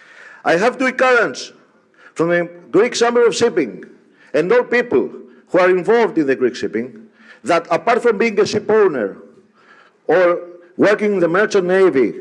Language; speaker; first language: English; non-native, fluent; Greek